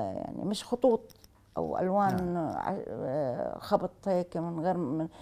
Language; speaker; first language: Arabic; native; Arabic